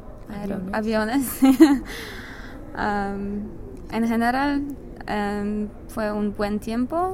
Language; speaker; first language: Spanish; non-native, learner; English